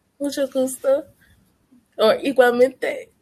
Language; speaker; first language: Spanish; non-native, learner; English